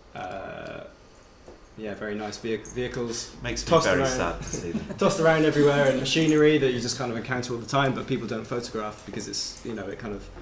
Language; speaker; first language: English; native; English